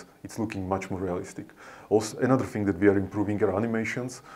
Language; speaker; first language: English; non-native, fluent; Slovak